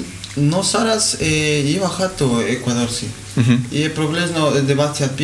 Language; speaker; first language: Ukrainian; non-native, learner; Spanish